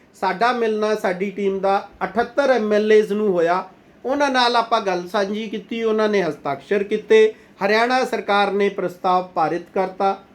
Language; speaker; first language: Punjabi; non-native, local second language; Hindi